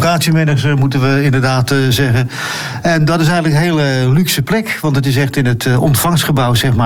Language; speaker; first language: Dutch; native; Dutch